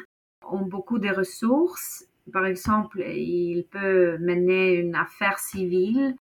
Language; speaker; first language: French; non-native, fluent; Norwegian